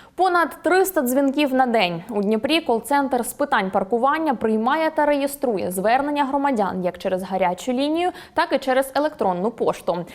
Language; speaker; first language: Ukrainian; native; Ukrainian